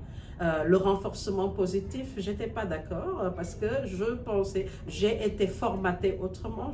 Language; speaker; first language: French; non-native, local second language; Wolof